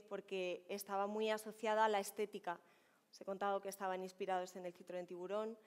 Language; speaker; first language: Spanish; native; Spanish